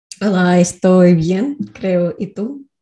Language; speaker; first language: Spanish; non-native, learner; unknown